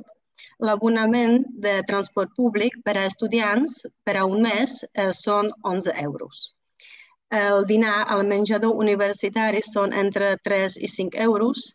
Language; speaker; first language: Catalan; non-native, fluent; Czech